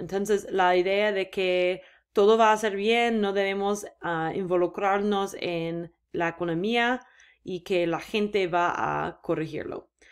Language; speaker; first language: Spanish; non-native, fluent; English